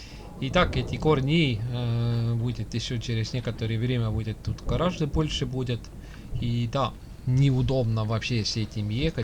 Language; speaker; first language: Russian; non-native, local second language; Estonian